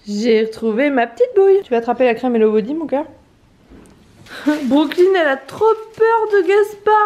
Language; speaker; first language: French; native; French